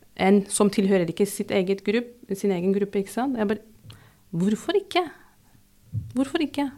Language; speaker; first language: Norwegian; non-native, fluent; Turkish